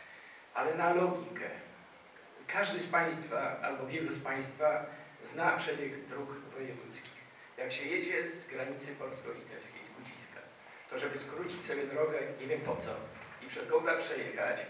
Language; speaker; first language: Polish; native; Polish